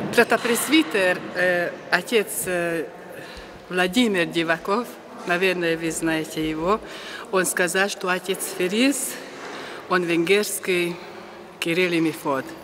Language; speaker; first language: Russian; non-native, fluent; Hungarian